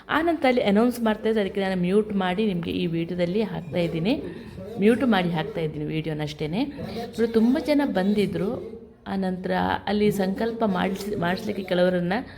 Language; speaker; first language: Kannada; native; Kannada